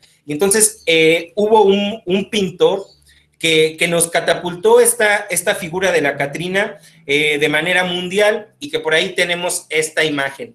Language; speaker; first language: Spanish; native; Spanish